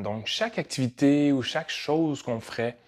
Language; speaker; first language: French; native; French